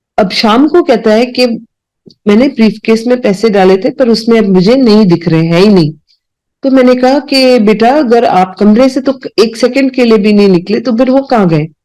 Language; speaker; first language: Hindi; non-native, local second language; Punjabi